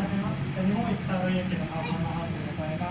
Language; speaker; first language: Japanese; native; Japanese